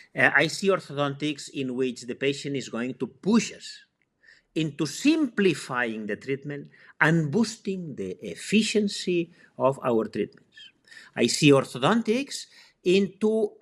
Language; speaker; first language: English; non-native, fluent; Spanish